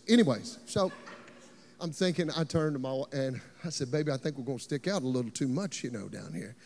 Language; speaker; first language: English; native; English